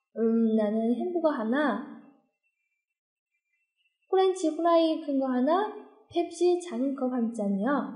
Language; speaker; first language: Korean; non-native, fluent; Chinese